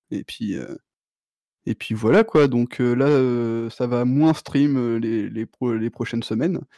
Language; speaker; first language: French; native; French